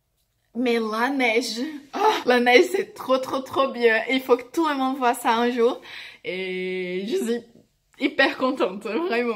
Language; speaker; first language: French; non-native, fluent; Portuguese